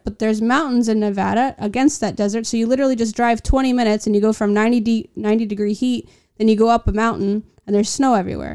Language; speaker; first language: English; native; English